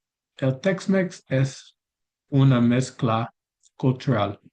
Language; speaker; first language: Spanish; non-native, learner; English